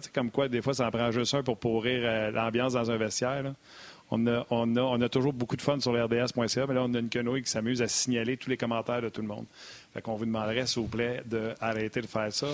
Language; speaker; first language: French; native; French